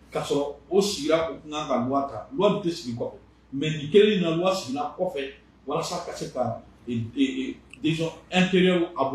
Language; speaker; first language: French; non-native, local second language; Bambara